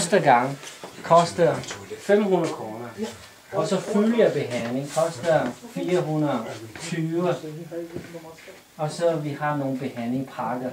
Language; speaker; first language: Danish; non-native, learner; Chinese